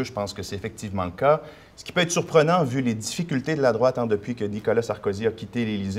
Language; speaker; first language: French; native; French